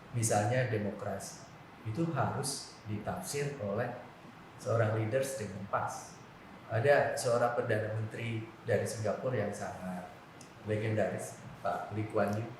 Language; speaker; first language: Indonesian; non-native, local second language; Javanese